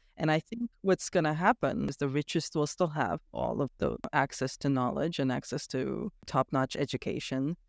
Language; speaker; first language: English; native; English